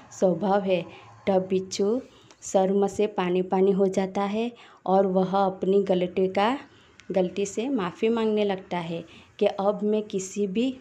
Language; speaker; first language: Hindi; non-native, local second language; Gujarati